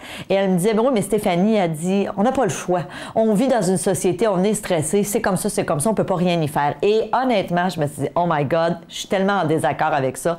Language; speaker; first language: French; native; French